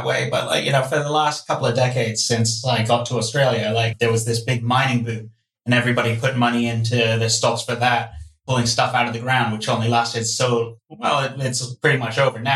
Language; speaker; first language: English; non-native, local second language; Cantonese